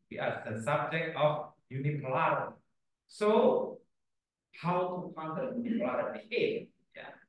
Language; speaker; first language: English; non-native, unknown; Indonesian